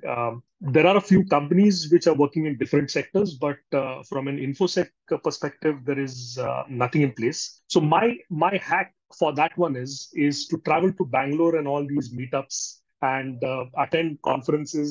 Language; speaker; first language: English; non-native, local second language; Marathi